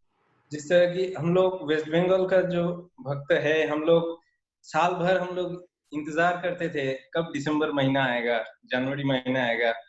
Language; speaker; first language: Hindi; native; Hindi